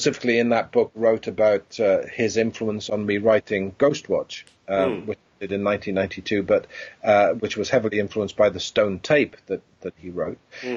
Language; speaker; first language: English; native; English